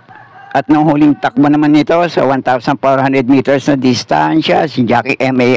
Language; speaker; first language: Filipino; native; Filipino